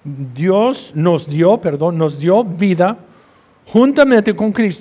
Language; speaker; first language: Spanish; non-native, fluent; English